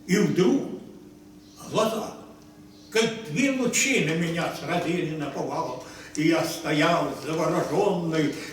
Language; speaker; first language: Russian; non-native, local second language; Ukrainian